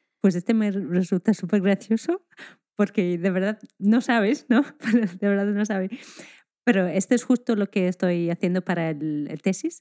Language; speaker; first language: Spanish; non-native, fluent; English